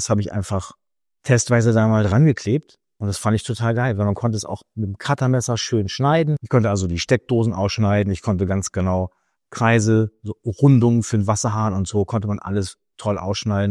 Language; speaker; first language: German; native; German